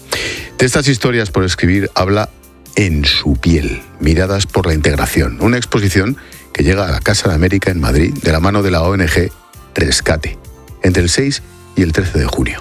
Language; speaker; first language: Spanish; native; Spanish